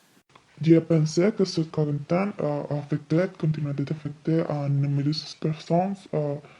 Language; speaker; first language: French; non-native, learner; Spanish